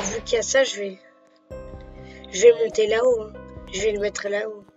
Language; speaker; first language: French; native; French